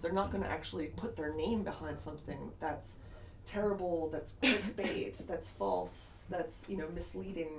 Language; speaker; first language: English; native; English